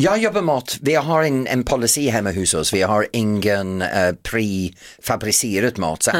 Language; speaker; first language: Swedish; non-native, fluent; English